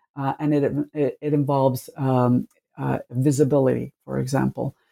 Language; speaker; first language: English; early bilingual, other home language; Spanish